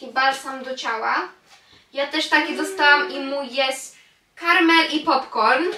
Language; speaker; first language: Polish; early bilingual, heritage; Polish